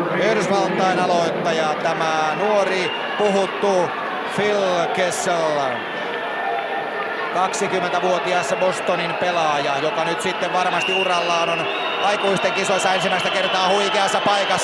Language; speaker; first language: Finnish; native; Finnish